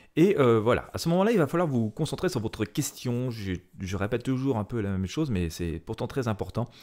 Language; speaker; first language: French; native; French